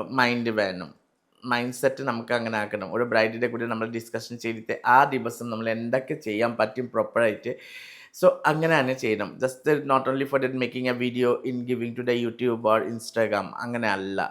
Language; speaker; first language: Malayalam; non-native, learner; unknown